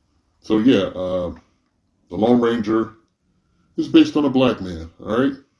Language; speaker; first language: English; native; English